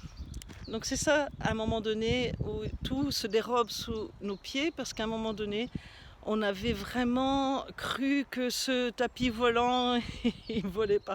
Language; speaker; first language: French; native; French